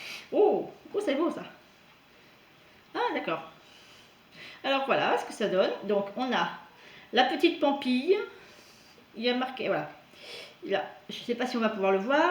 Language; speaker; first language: French; native; French